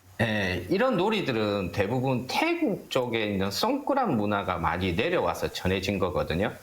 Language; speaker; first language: Korean; native; Korean